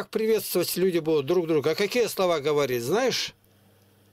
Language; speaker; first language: Russian; native; Russian